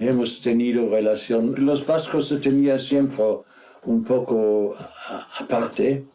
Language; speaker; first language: Spanish; non-native, fluent; German